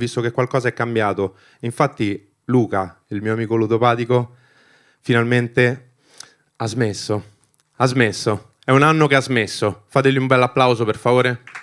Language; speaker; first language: Italian; early bilingual, other home language; Albanian